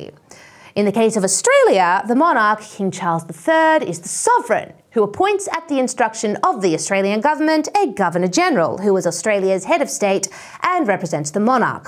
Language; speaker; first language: English; native; English